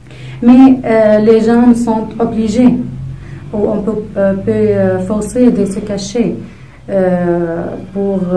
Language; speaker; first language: French; non-native, fluent; Arabic